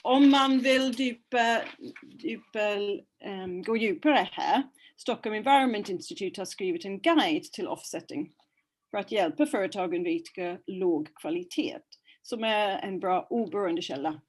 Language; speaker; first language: Swedish; non-native, fluent; English